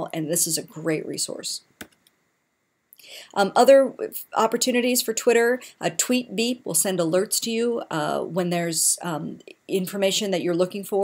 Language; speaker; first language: English; native; English